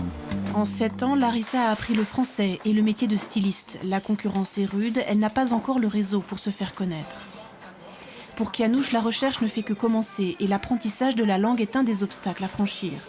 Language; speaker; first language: French; native; French